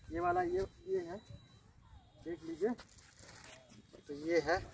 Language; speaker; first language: Hindi; non-native, local second language; Bangla